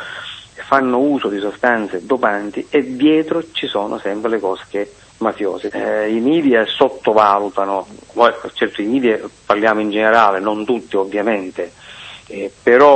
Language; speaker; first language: Italian; native; Italian